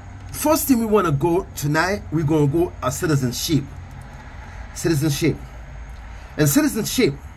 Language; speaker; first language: English; non-native, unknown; Haitian Creole